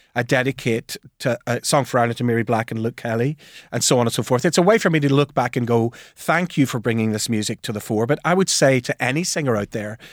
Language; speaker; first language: English; native; English